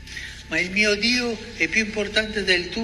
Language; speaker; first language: Italian; non-native, fluent; Spanish